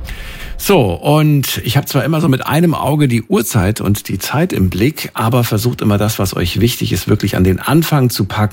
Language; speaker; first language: German; native; German